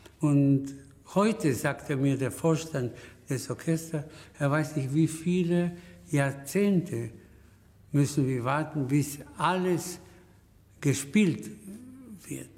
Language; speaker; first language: German; non-native, fluent; Spanish